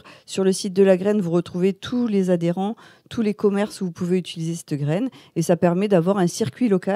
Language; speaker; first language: French; native; French